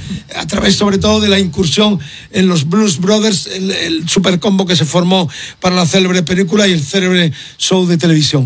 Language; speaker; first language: Spanish; native; Spanish